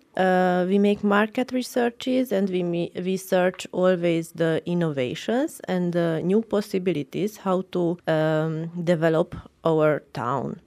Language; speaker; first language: English; non-native, learner; Romanian